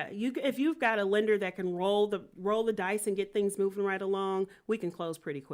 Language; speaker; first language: English; native; English